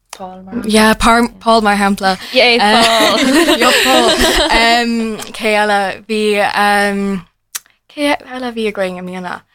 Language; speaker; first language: Irish; non-native, local second language; English